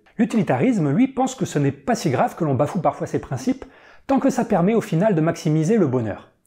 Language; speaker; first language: French; native; French